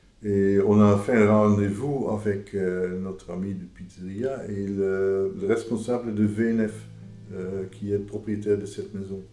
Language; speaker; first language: French; non-native, fluent; Dutch